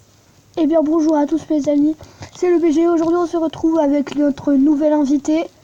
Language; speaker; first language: French; native; French